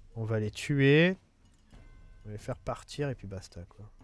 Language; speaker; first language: French; native; French